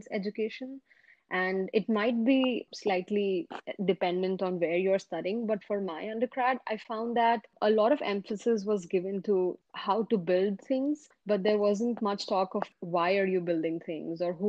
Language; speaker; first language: English; non-native, local second language; Hindi